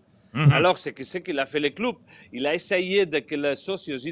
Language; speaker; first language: French; non-native, fluent; Spanish